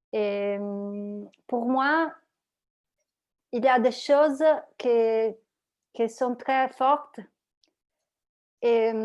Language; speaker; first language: French; non-native, learner; Italian